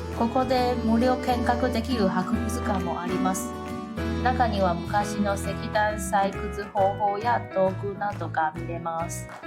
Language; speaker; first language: Japanese; non-native, fluent; Chinese